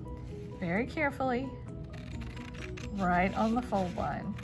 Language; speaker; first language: English; native; English